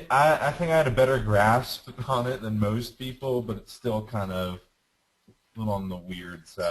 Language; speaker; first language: English; native; English